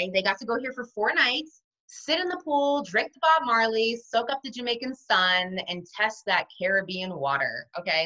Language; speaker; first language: English; native; English